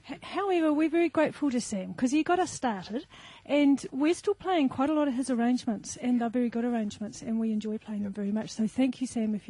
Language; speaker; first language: English; native; English